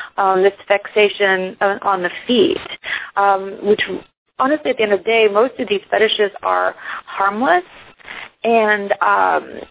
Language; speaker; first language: English; early bilingual, other home language; Icelandic